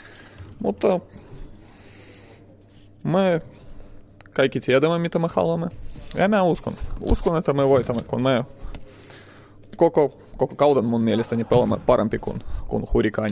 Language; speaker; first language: Finnish; non-native, learner; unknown